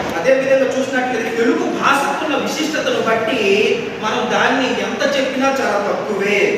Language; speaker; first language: Telugu; non-native, local second language; Odia